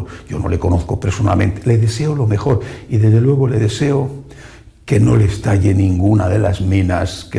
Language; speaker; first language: Spanish; native; Spanish